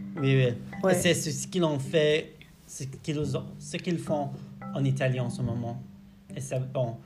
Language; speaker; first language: French; non-native, learner; English